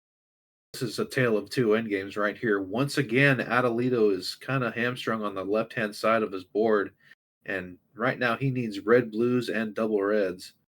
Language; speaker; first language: English; native; English